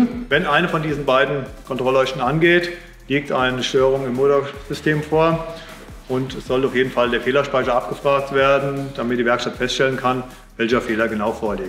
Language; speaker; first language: German; native; German